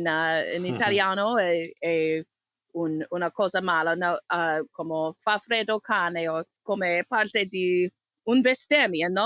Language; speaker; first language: Italian; non-native, learner; English